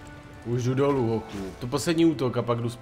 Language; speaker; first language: Czech; native; Czech